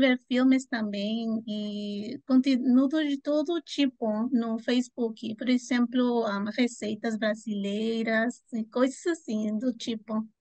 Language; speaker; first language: Portuguese; non-native, fluent; Spanish